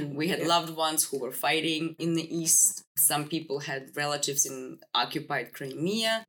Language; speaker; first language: English; non-native, fluent; Russian